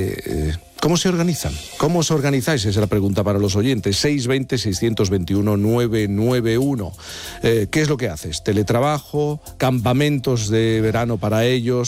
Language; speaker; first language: Spanish; native; Spanish